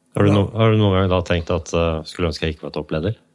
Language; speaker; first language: Norwegian; native; Norwegian